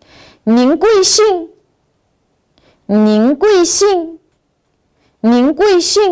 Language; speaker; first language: Chinese; non-native, local second language; Uyghur